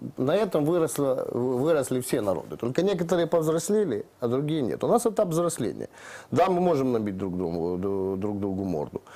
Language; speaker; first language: Russian; native; Russian